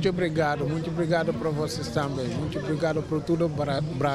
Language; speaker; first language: Portuguese; non-native, learner; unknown